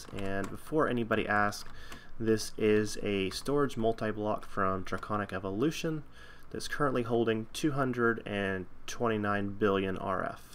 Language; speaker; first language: English; native; English